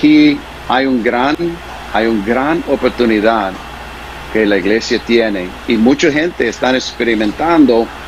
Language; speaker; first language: Spanish; non-native, fluent; English